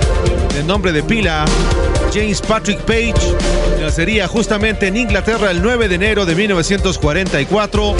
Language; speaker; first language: Spanish; native; Spanish